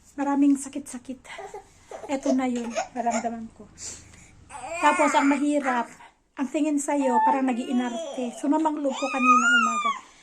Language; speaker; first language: Filipino; native; Filipino